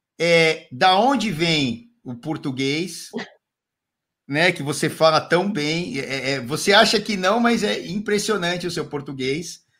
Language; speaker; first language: Portuguese; native; Portuguese